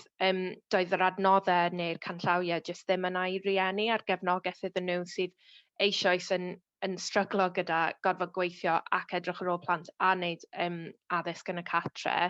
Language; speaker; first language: Welsh; native; Welsh